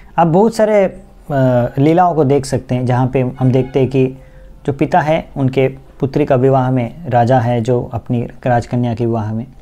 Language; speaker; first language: Hindi; non-native, local second language; Bangla